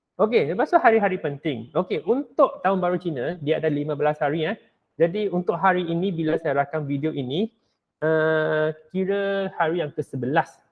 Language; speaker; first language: Malay; non-native, local second language; Min Nan Chinese